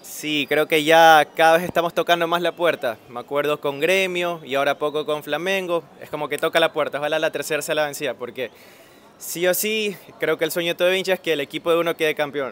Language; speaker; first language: Spanish; native; Spanish